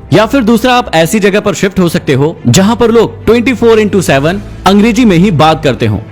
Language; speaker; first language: Hindi; native; Hindi